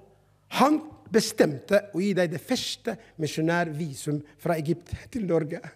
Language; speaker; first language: Norwegian; non-native, fluent; Arabic